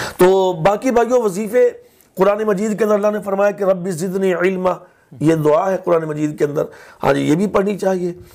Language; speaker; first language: Urdu; non-native, local second language; Punjabi